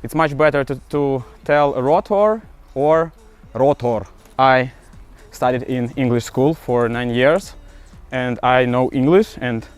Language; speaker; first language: English; non-native, learner; Ukrainian